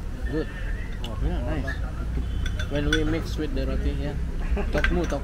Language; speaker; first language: English; non-native, learner; Indonesian